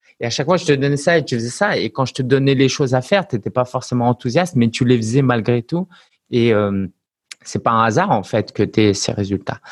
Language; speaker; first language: French; native; French